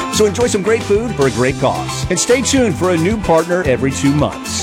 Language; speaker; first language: English; native; English